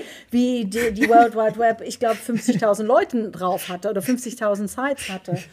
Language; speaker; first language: German; non-native, fluent; Dutch